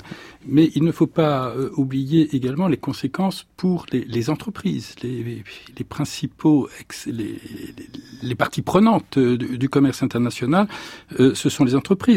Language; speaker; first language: French; native; French